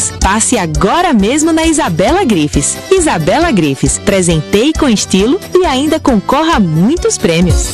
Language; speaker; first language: Portuguese; native; Portuguese